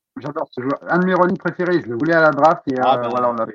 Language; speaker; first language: French; native; French